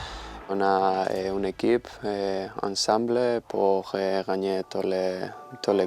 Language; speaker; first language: French; non-native, learner; Spanish